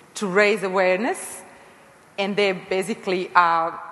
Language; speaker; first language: English; non-native, fluent; Serbian